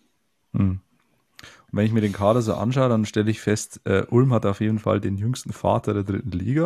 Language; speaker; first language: German; native; German